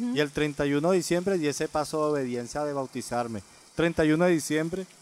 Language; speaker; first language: Spanish; native; Spanish